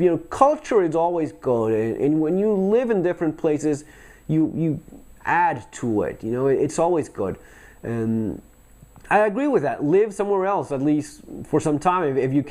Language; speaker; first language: English; non-native, fluent; Spanish